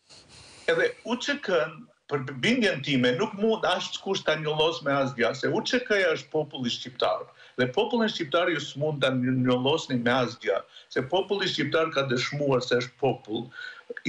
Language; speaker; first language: Albanian; native; Albanian